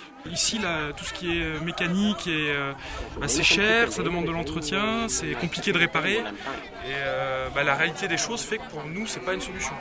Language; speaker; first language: French; native; French